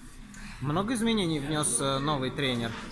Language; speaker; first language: Russian; native; Russian